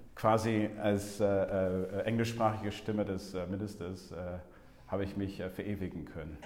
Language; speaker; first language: German; non-native, fluent; English